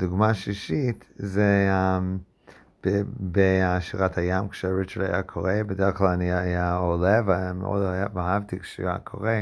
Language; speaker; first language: Hebrew; non-native, fluent; English